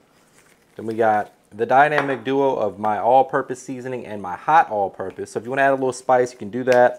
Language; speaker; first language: English; native; English